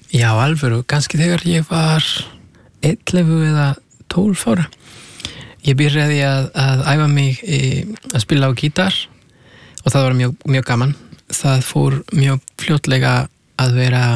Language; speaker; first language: Icelandic; non-native, fluent; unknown